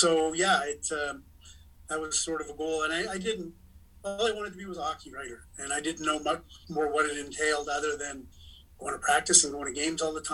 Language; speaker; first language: English; native; English